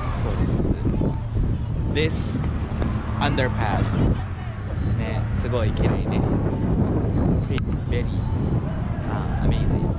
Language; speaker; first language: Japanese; non-native, learner; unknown